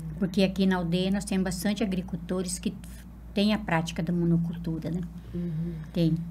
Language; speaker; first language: Portuguese; non-native, local second language; Guarani